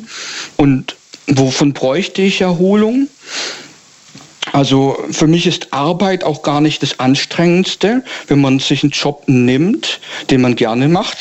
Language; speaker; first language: German; native; German